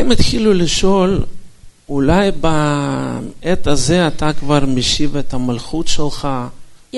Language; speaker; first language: Hebrew; non-native, fluent; Russian